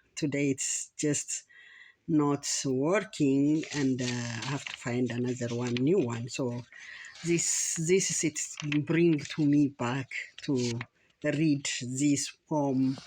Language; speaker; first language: English; non-native, learner; Amharic